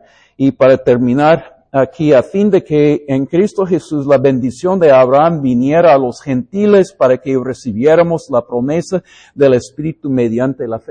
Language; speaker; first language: Spanish; non-native, fluent; English